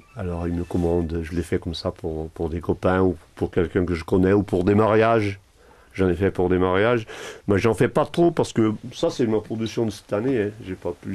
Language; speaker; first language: French; non-native, local second language; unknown